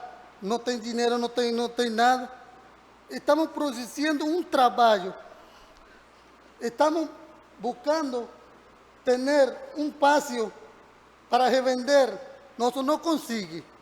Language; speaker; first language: Portuguese; non-native, learner; Spanish